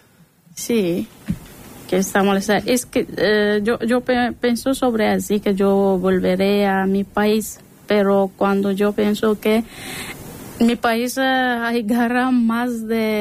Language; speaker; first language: Spanish; non-native, learner; Persian